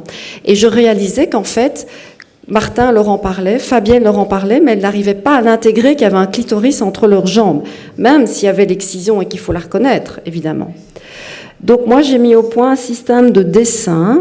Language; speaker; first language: French; native; French